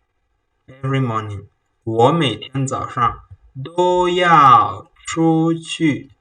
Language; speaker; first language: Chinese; non-native, fluent; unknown